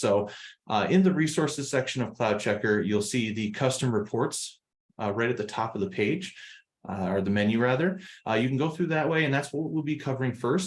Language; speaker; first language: English; native; English